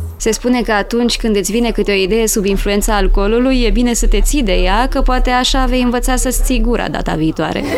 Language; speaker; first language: Romanian; native; Romanian